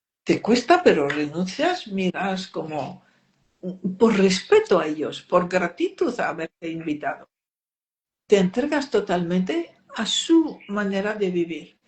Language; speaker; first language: Spanish; non-native, fluent; French